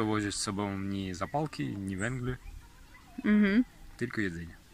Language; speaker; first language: Polish; non-native, learner; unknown